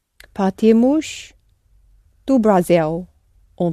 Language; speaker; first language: Portuguese; non-native, learner; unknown